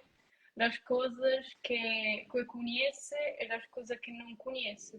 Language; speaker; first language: Portuguese; non-native, learner; Italian